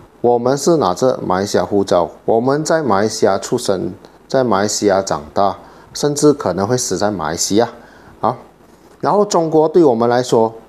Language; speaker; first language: Chinese; native; Chinese